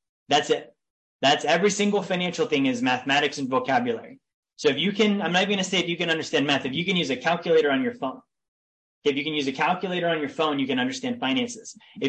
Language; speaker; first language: English; native; English